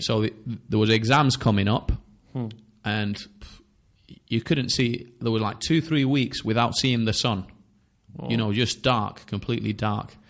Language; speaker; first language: English; native; English